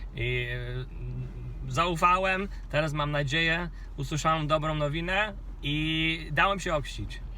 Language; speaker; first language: Polish; non-native, fluent; Kinyarwanda